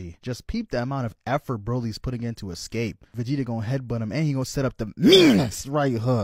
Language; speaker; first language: English; native; English